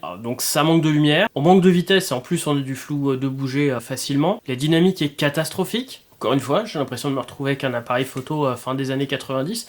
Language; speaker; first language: French; native; French